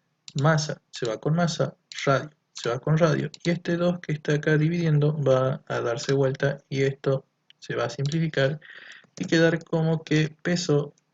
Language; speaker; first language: Spanish; native; Spanish